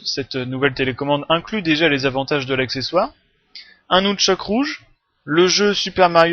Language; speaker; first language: French; native; French